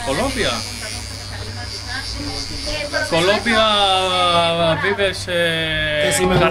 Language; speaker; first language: Spanish; non-native, learner; Greek